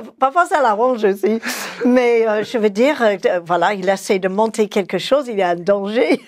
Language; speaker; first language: French; non-native, fluent; English